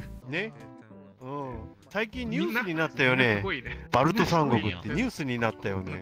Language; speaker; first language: Japanese; native; Japanese